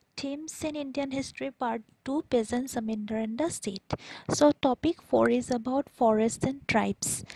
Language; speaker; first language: English; non-native, local second language; Assamese